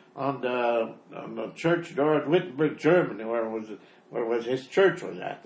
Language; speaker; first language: English; early bilingual, other home language; German